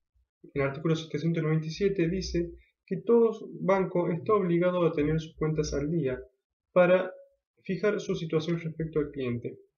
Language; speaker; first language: Spanish; native; Spanish